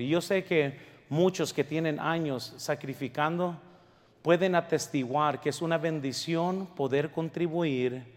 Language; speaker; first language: Spanish; early bilingual, heritage; Spanish